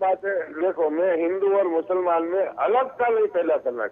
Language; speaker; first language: Hindi; non-native, local second language; Gujarati